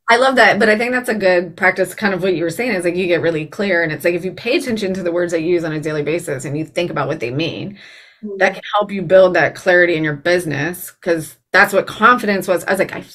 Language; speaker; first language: English; native; English